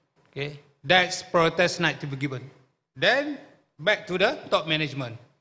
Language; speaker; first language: English; non-native, local second language; Malay